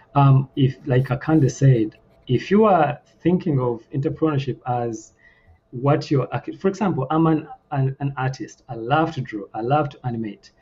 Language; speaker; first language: English; non-native, local second language; Ganda